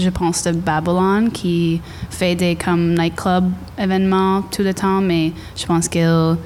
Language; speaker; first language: French; non-native, learner; English